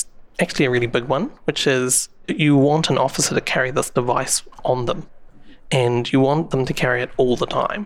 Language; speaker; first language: English; native; English